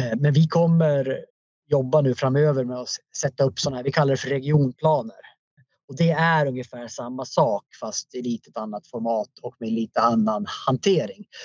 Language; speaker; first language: Swedish; native; Swedish